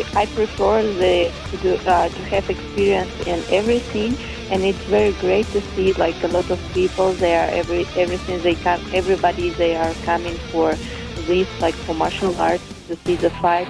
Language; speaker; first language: English; non-native, fluent; Russian